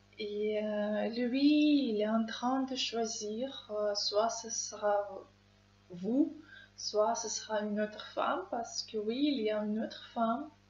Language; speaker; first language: French; non-native, learner; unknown